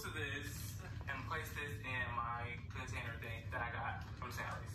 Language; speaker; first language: English; native; English